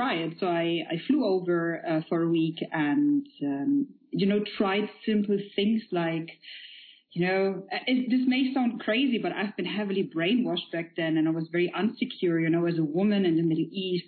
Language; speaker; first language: English; non-native, fluent; Polish